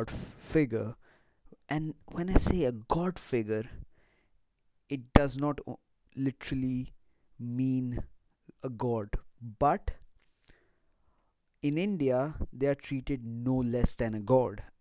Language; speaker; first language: English; non-native, local second language; Hindi